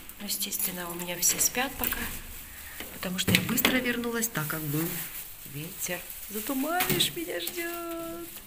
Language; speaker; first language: Russian; non-native, local second language; Georgian